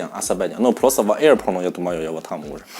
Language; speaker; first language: Russian; non-native, learner; Chinese